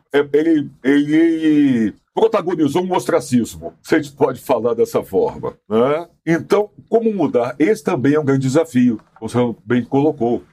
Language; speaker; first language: Portuguese; native; Portuguese